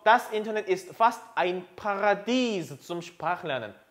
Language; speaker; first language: German; non-native, fluent; Korean